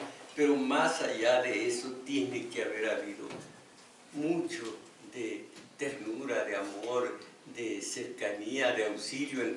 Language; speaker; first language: Spanish; native; Spanish